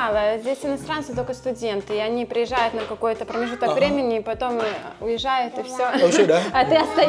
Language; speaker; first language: Russian; native; Russian